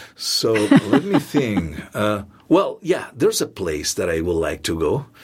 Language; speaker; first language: English; non-native, fluent; Spanish